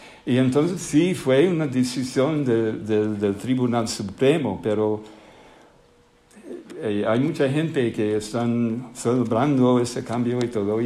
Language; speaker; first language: Spanish; non-native, fluent; English